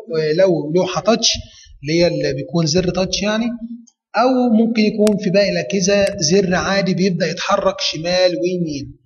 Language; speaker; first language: Arabic; native; Arabic